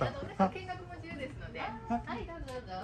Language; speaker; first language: Japanese; native; Japanese